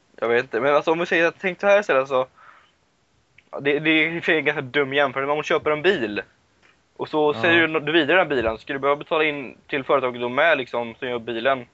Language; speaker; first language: Swedish; native; Swedish